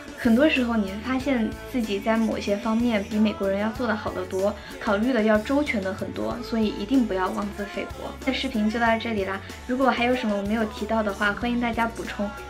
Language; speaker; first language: Chinese; native; Chinese